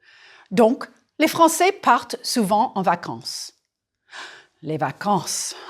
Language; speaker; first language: French; non-native, fluent; English